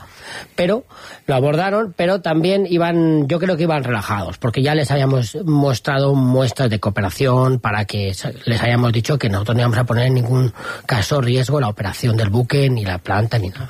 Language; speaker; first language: Spanish; native; Spanish